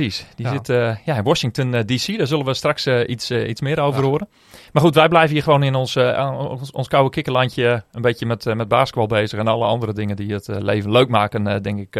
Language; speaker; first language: Dutch; native; Dutch